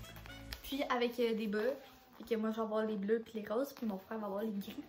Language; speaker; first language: French; native; French